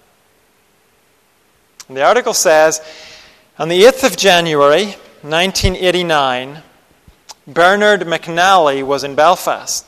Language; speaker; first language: English; native; English